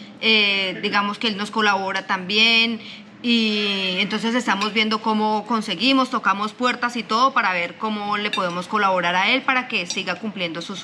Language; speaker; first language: Spanish; native; Spanish